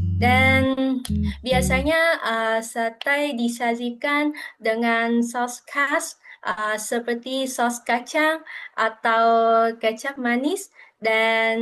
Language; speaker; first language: Indonesian; non-native, fluent; Vietnamese